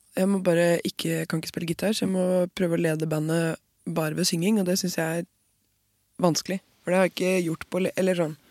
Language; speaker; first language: Norwegian; native; Norwegian